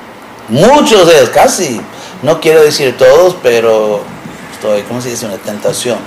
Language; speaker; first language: Spanish; non-native, fluent; English